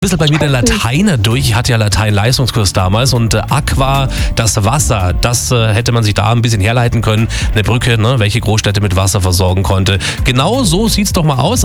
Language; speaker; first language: German; native; German